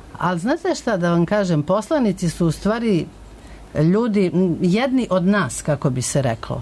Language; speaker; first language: Serbian; native; Serbian